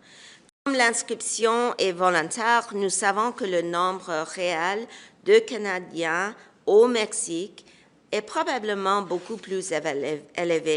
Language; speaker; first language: French; non-native, local second language; English